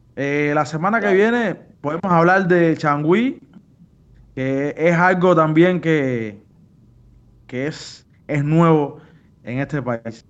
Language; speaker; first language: Spanish; native; Spanish